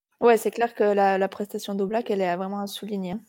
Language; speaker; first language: French; native; French